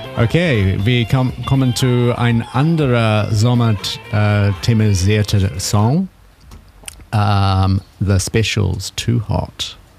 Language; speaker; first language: German; non-native, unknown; English